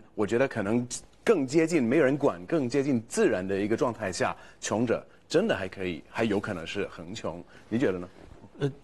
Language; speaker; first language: Chinese; non-native, fluent; English